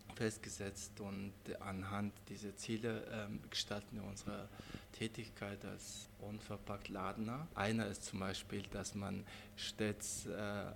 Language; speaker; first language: German; non-native, fluent; Mongolian